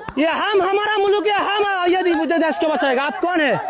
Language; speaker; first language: Hindi; non-native, learner; Bangla